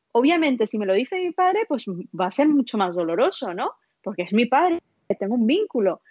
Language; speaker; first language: Spanish; early bilingual, other home language; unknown